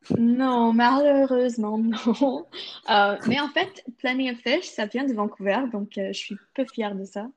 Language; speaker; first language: French; non-native, local second language; English